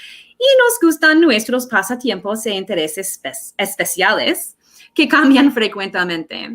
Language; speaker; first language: Spanish; non-native, fluent; English